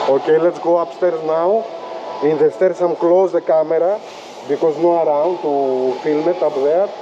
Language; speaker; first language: English; non-native, learner; Greek